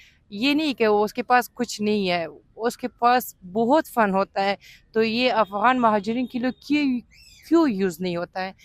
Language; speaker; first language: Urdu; non-native, fluent; Persian